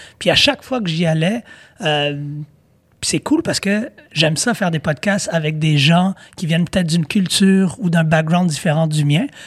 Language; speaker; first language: French; native; French